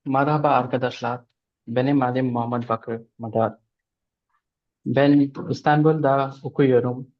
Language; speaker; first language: Turkish; non-native, learner; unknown